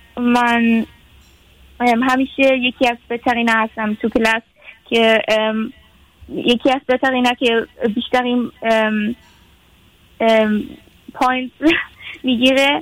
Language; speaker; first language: Persian; early bilingual, heritage; Persian